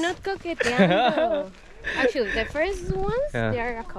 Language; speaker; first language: English; non-native, fluent; Spanish